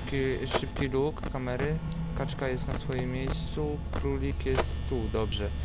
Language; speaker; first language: Polish; native; Polish